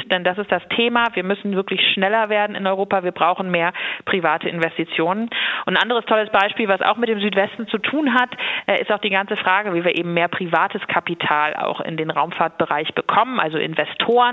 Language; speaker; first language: German; native; German